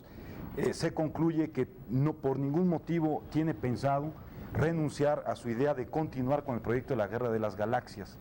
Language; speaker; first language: Spanish; native; Spanish